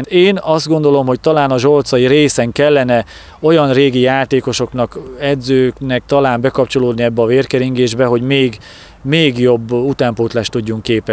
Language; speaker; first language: Hungarian; native; Hungarian